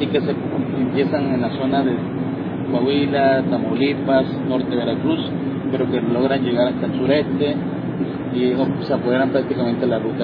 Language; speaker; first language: Spanish; native; Spanish